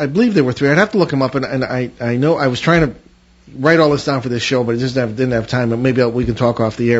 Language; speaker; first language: English; native; English